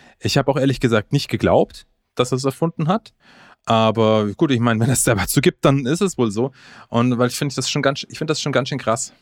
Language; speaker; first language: German; early bilingual, other home language; Croatian